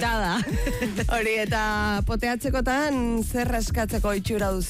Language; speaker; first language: Basque; native; Basque